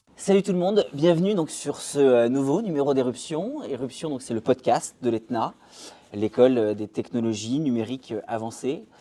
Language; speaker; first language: French; native; French